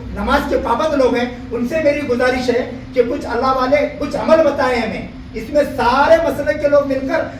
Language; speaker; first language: Hindi; non-native, local second language; Urdu